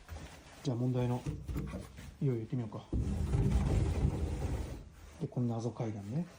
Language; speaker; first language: Japanese; native; Japanese